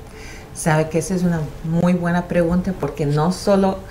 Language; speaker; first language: Spanish; early bilingual, heritage; Spanish